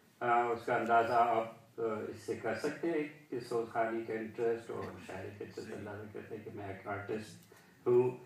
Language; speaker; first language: Urdu; early bilingual, heritage; Urdu